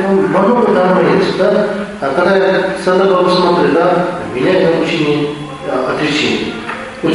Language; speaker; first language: Russian; non-native, learner; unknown